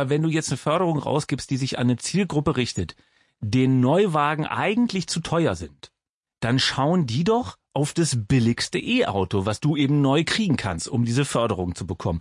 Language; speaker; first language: German; native; German